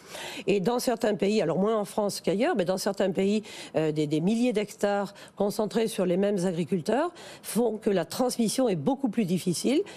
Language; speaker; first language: French; native; French